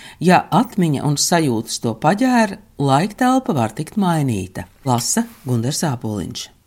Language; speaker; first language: Latvian; native; Latvian